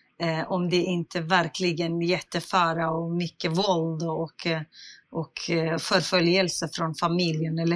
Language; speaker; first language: Swedish; non-native, fluent; Central Kurdish